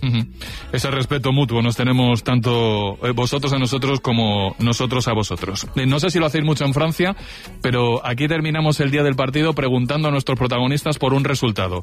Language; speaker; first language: Spanish; native; Spanish